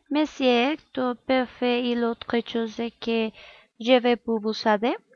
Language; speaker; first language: French; non-native, learner; Spanish